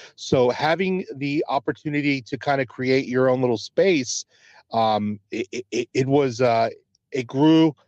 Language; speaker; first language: English; early bilingual, other home language; Spanish